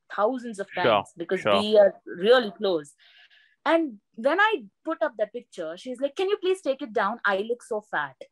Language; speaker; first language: English; non-native, local second language; Malayalam